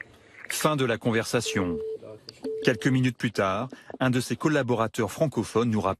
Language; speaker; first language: French; native; French